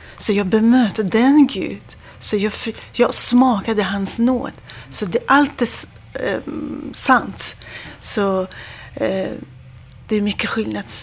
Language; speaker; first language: Swedish; non-native, fluent; Persian